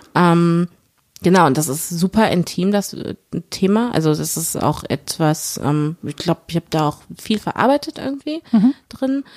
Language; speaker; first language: German; early bilingual, other home language; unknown